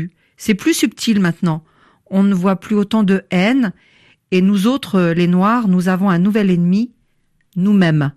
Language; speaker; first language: French; native; French